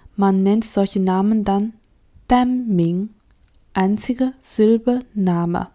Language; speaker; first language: German; non-native, fluent; Chinese